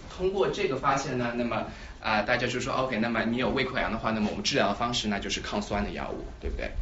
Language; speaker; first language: Chinese; native; Chinese